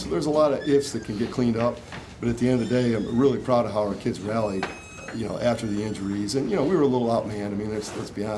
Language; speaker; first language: English; native; English